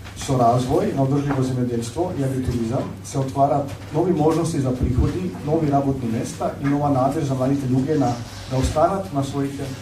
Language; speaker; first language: Macedonian; non-native, fluent; Slovenian